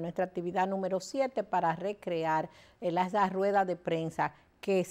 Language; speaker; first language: Spanish; native; Spanish